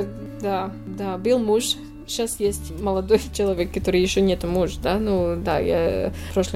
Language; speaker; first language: Russian; non-native, local second language; Latvian